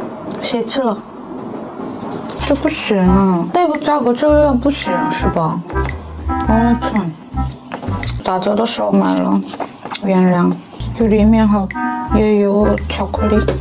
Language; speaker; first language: Chinese; non-native, learner; Korean